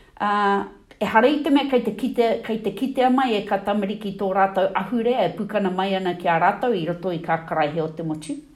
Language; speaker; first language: Māori; non-native, local second language; English